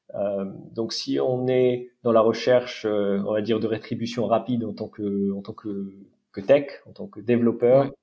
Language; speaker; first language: French; non-native, local second language; Arabic